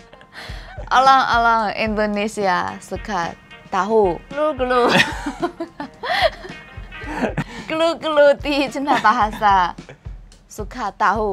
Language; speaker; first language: Indonesian; non-native, learner; Chinese